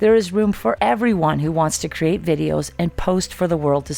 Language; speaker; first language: English; native; English